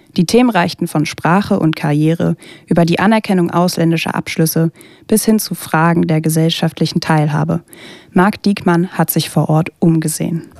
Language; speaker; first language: German; native; German